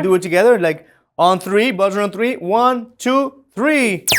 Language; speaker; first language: English; native; English